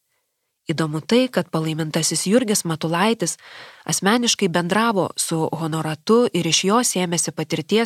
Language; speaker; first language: Lithuanian; native; Lithuanian